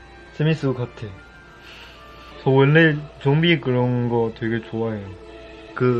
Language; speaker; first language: Korean; non-native, fluent; Chinese